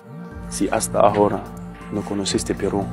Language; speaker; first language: Spanish; non-native, fluent; Arabic